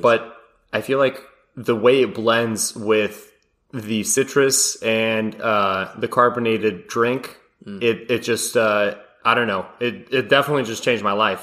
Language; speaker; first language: English; early bilingual, other home language; Russian